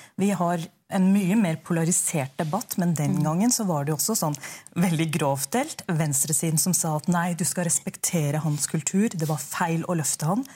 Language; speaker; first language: Norwegian; early bilingual, other home language; Urdu